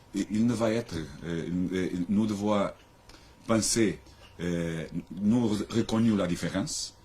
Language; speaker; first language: French; non-native, learner; Portuguese